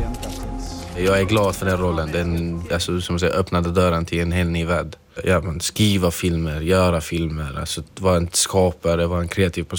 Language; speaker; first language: Swedish; non-native, fluent; Arabic